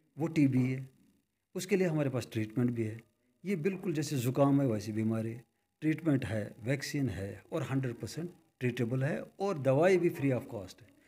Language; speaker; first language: Hindi; non-native, local second language; Kashmiri